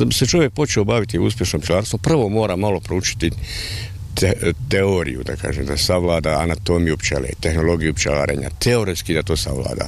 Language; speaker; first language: Serbian; native; Serbian